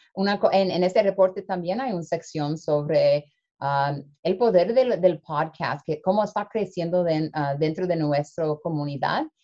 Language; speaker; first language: Spanish; early bilingual, heritage; Spanish